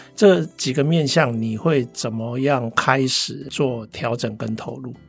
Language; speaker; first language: Chinese; non-native, local second language; Min Nan Chinese